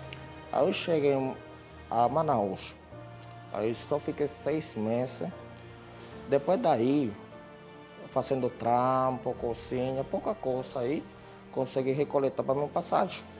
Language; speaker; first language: Portuguese; non-native, fluent; Spanish